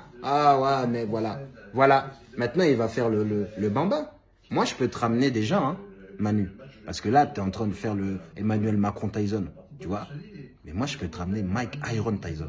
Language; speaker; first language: French; native; French